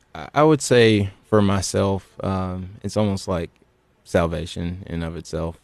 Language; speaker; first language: English; native; English